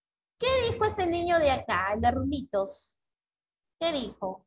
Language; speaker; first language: Spanish; native; Spanish